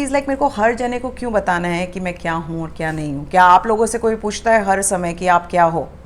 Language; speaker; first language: Hindi; native; Hindi